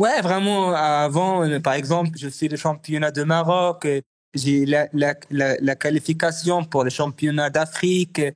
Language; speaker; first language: French; non-native, learner; Arabic